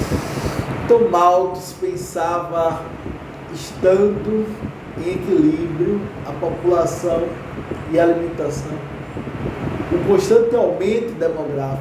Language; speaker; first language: Portuguese; native; Portuguese